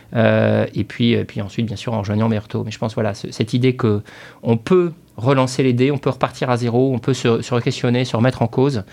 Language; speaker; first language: French; native; French